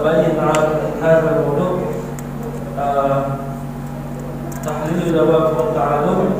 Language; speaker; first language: Arabic; non-native, learner; Indonesian